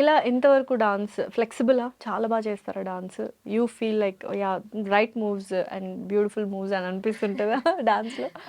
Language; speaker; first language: Telugu; native; Telugu